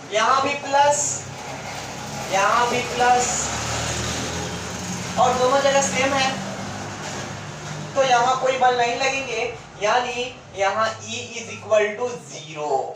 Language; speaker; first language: Hindi; native; Hindi